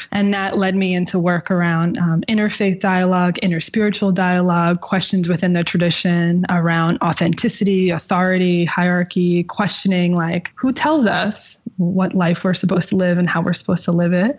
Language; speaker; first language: English; native; English